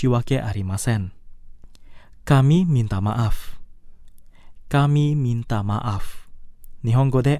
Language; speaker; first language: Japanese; non-native, fluent; Indonesian